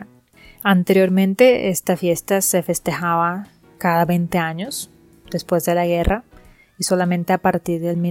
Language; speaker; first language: Spanish; non-native, fluent; Russian